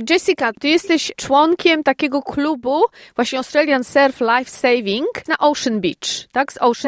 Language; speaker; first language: Polish; native; Polish